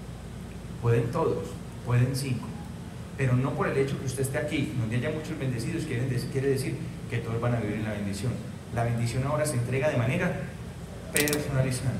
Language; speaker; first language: Spanish; native; Spanish